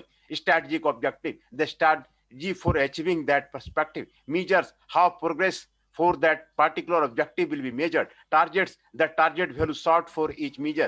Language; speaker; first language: English; non-native, local second language; Hindi